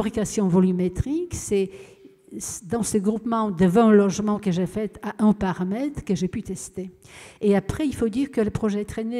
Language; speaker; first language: French; non-native, fluent; Polish